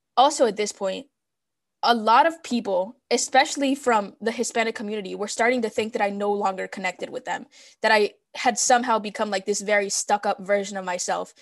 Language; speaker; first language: English; early bilingual, other home language; Spanish